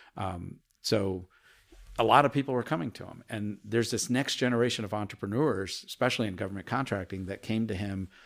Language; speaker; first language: English; early bilingual, other home language; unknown